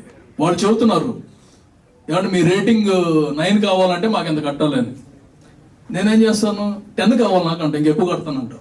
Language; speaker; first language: Telugu; native; Telugu